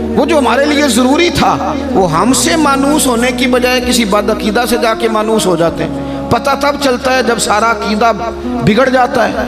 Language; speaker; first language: Urdu; non-native, local second language; Punjabi